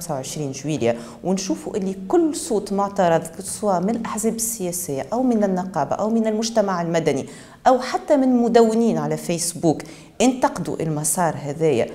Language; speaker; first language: Arabic; native; Arabic